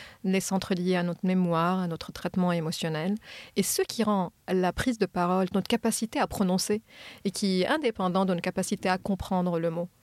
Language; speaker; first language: French; non-native, fluent; Arabic